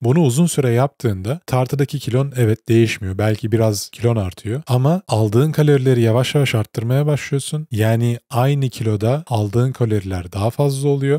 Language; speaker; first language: Turkish; native; Turkish